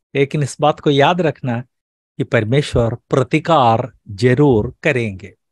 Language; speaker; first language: Hindi; non-native, local second language; Malayalam